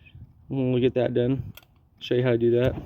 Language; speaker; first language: English; native; English